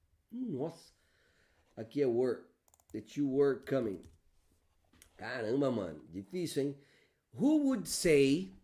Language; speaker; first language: English; non-native, fluent; Portuguese